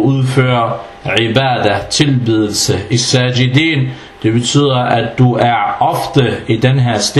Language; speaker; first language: Danish; non-native, fluent; Arabic